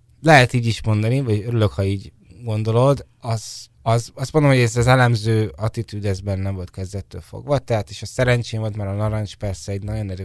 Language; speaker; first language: Hungarian; native; Hungarian